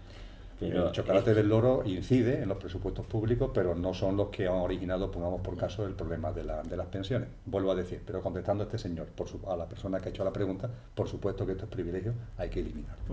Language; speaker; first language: Spanish; native; Spanish